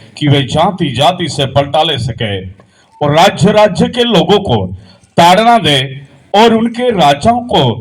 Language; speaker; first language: Hindi; non-native, local second language; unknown